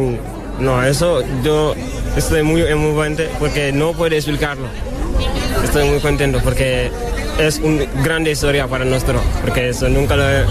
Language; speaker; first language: Spanish; non-native, learner; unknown